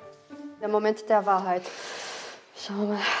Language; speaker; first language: German; non-native, local second language; Portuguese